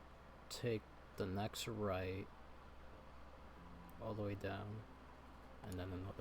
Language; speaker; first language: English; native; English